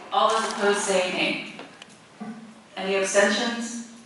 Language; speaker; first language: English; native; English